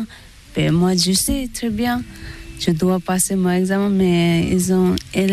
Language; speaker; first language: French; non-native, learner; Tibetan